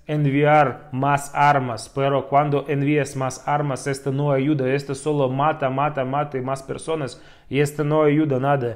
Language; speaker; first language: Spanish; non-native, fluent; Russian